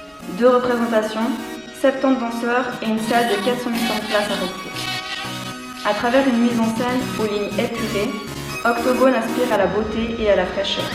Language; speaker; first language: French; native; French